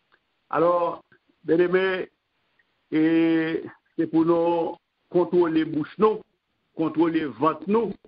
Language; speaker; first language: French; non-native, local second language; Haitian Creole